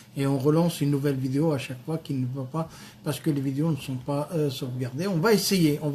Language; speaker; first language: French; non-native, local second language; Arabic